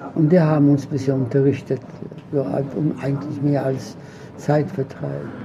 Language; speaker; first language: German; non-native, fluent; Polish